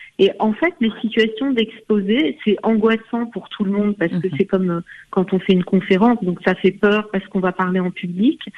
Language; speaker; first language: French; native; French